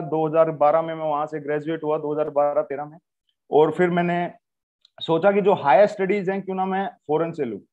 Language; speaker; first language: Hindi; native; Hindi